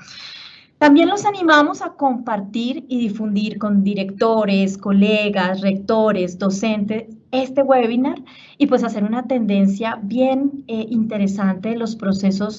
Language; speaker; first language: Spanish; native; Spanish